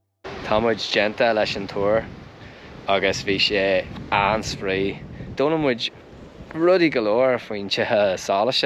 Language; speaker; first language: Irish; non-native, local second language; English